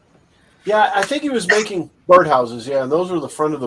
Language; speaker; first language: English; native; English